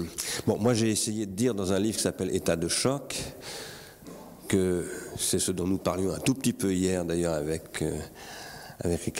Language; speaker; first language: French; native; French